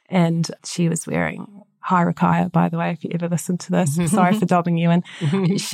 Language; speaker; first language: English; native; English